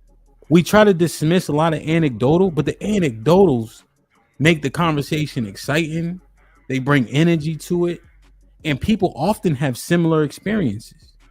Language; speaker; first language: English; native; English